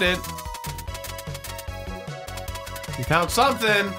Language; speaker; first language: English; native; English